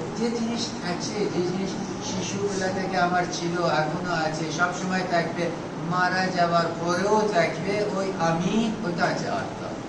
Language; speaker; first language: Bangla; non-native, fluent; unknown